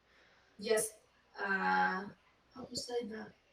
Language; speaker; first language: English; non-native, learner; Vietnamese